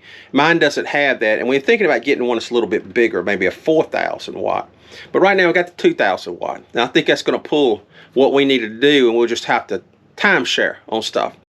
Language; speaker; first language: English; native; English